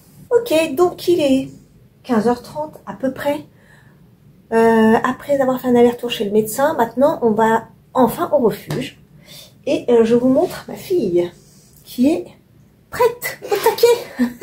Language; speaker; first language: French; native; French